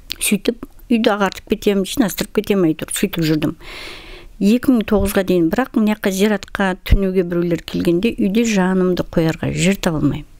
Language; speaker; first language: Kazakh; non-native, local second language; Russian